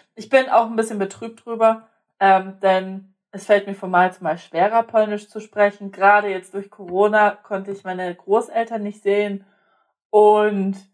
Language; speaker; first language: German; non-native, local second language; Polish